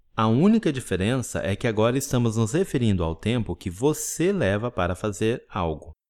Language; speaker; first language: Portuguese; native; Portuguese